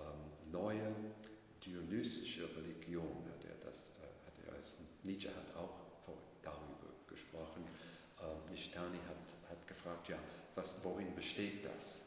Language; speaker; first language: German; non-native, fluent; English